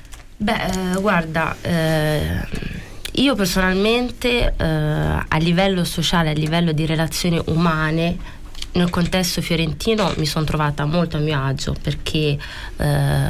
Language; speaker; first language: Italian; early bilingual, other home language; Arabic